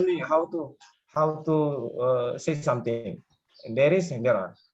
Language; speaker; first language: English; non-native, learner; Indonesian